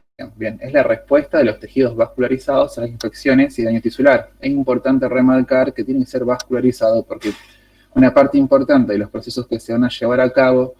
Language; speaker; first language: Spanish; native; Spanish